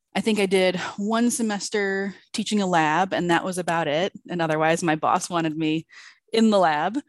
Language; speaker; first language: English; native; English